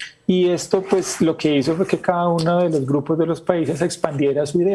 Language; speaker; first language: Spanish; native; Spanish